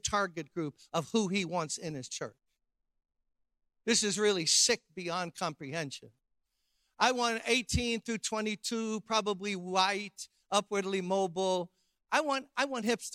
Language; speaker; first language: English; native; English